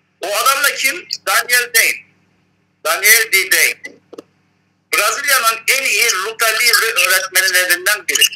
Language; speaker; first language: Turkish; early bilingual, heritage; Turkish